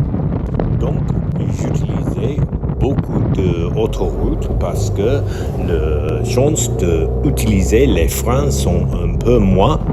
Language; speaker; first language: French; non-native, learner; English